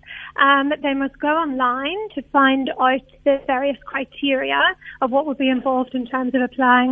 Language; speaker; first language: English; native; English